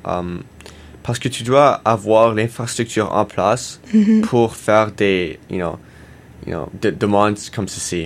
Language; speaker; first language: French; non-native, learner; English